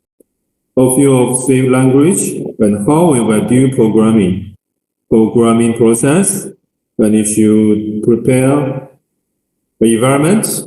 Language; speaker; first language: English; non-native, learner; Chinese